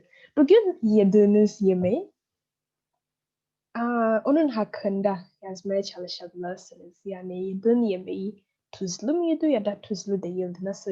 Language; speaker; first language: Turkish; non-native, fluent; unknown